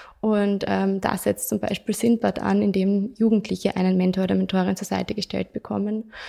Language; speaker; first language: German; native; German